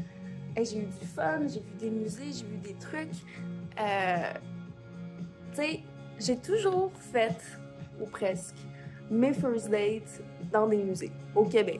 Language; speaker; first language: French; native; French